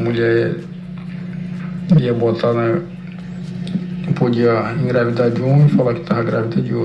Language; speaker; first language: Portuguese; native; Portuguese